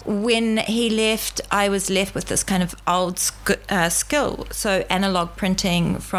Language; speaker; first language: English; native; English